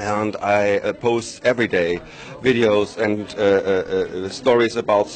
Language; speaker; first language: English; non-native, learner; German